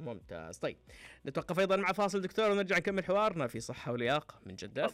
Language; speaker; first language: Arabic; native; Arabic